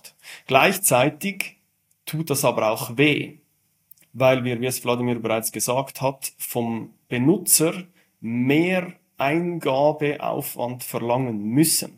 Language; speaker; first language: German; native; German